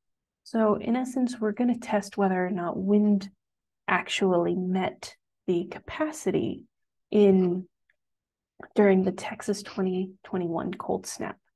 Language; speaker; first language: English; native; English